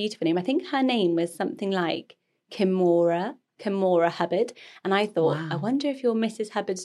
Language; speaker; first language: English; native; English